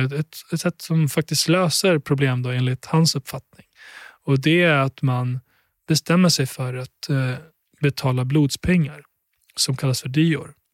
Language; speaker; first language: Swedish; early bilingual, other home language; Albanian